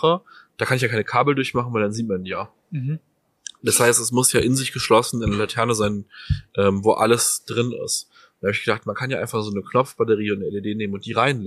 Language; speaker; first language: German; native; German